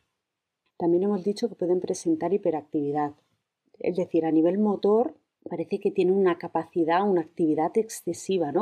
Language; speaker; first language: Spanish; native; Spanish